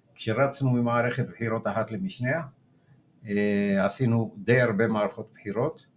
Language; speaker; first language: Hebrew; early bilingual, other home language; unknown